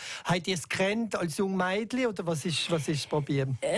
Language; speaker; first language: German; native; German